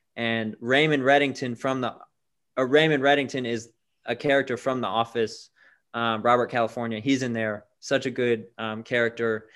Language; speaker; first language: English; native; English